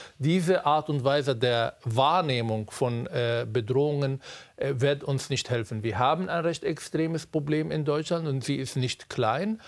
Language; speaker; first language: German; non-native, fluent; Arabic